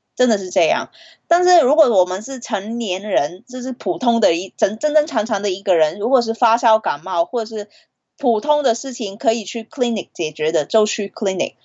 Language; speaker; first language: Chinese; non-native, fluent; Cantonese